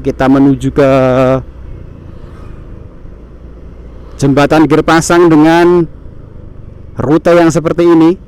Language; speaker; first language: Indonesian; non-native, local second language; Javanese